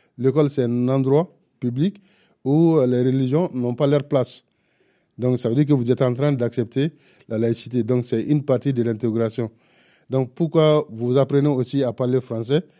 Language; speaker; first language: French; non-native, local second language; Bambara